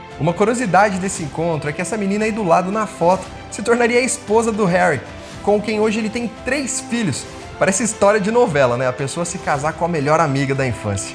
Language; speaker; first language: Portuguese; native; Portuguese